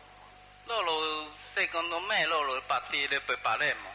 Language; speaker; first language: Italian; non-native, learner; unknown